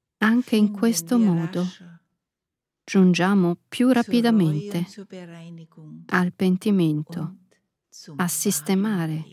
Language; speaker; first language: Italian; native; Italian